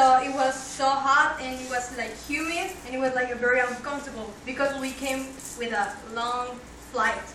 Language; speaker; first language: English; non-native, fluent; Spanish